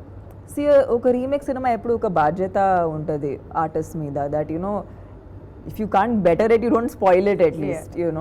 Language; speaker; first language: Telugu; non-native, fluent; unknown